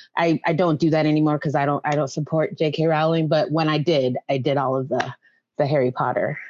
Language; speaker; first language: English; native; English